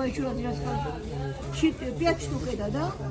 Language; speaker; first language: Russian; non-native, fluent; Georgian